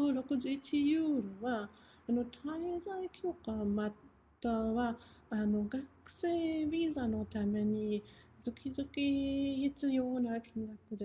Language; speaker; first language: Japanese; non-native, fluent; German